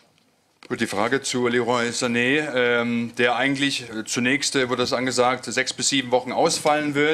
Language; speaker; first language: German; native; German